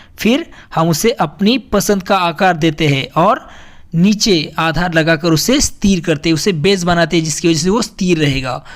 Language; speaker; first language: Hindi; native; Hindi